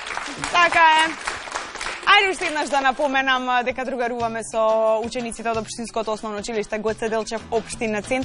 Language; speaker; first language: Macedonian; native; Macedonian